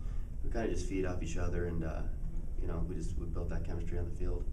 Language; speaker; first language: English; native; English